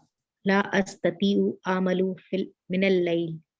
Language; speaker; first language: Arabic; non-native, learner; Urdu